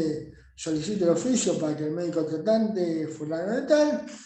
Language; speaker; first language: Spanish; native; Spanish